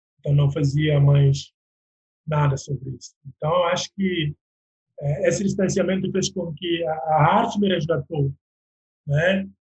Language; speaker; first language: Portuguese; non-native, local second language; Upper Guinea Crioulo